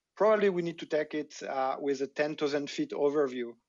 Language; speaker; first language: English; non-native, fluent; French